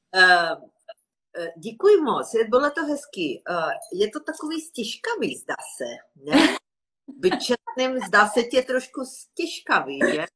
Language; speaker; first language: Czech; non-native, fluent; Russian